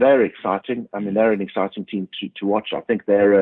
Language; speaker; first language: English; native; English